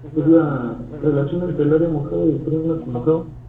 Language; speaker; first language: Spanish; native; Spanish